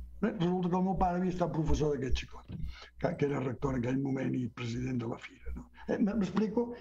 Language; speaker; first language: Catalan; early bilingual, heritage; Catalan